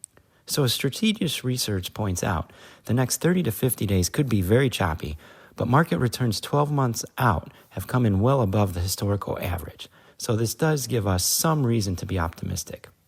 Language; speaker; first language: English; native; English